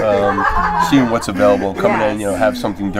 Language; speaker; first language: English; native; English